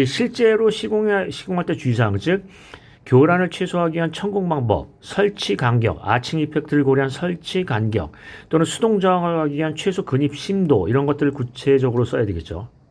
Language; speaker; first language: Korean; native; Korean